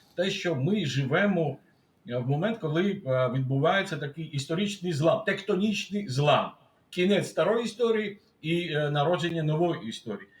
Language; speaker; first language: Ukrainian; non-native, fluent; Georgian